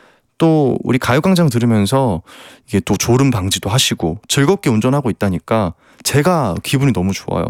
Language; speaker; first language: Korean; native; Korean